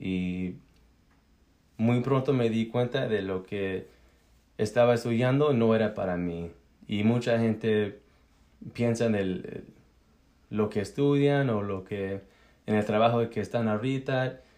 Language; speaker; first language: Spanish; early bilingual, heritage; Spanish